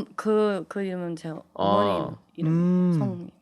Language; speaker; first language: Korean; early bilingual, heritage; English